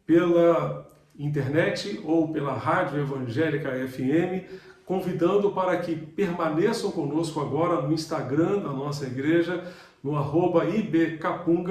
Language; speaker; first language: Portuguese; native; Portuguese